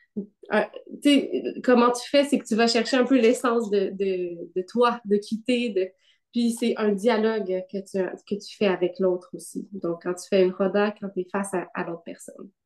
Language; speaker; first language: French; native; French